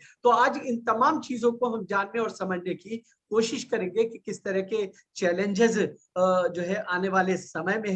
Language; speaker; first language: Hindi; native; Hindi